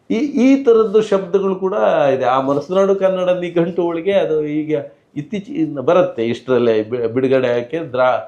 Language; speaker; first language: Kannada; native; Kannada